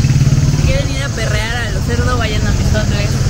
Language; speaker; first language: Spanish; native; Spanish